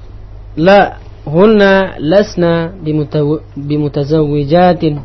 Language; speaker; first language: Arabic; non-native, learner; Indonesian